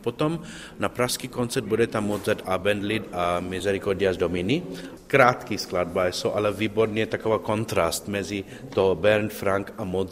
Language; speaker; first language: Czech; non-native, learner; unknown